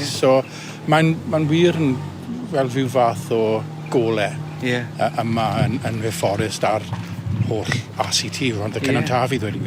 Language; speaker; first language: Welsh; native; Welsh